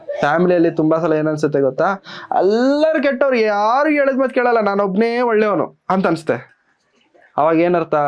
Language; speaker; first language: Kannada; non-native, local second language; Telugu